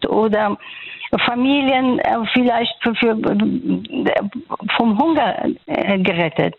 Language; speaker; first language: German; non-native, fluent; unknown